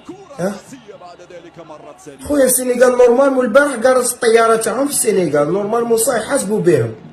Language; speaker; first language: Arabic; native; Arabic